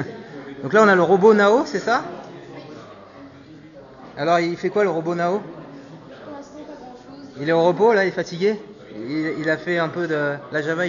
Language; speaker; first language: French; native; French